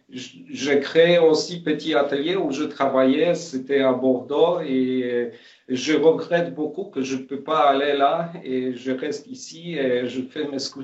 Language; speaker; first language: French; non-native, fluent; Polish